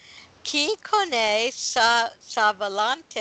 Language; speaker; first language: French; non-native, learner; English